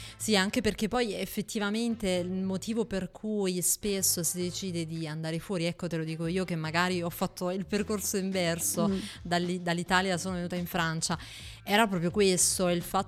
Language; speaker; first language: Italian; native; Italian